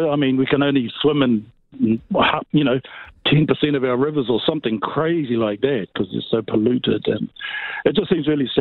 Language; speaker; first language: English; native; English